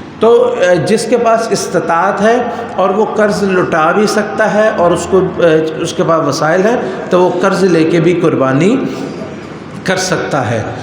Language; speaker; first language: Urdu; non-native, local second language; Punjabi